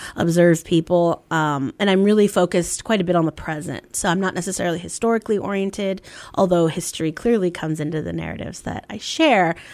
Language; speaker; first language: English; native; English